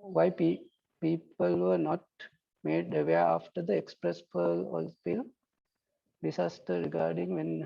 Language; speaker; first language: English; non-native, local second language; Sinhala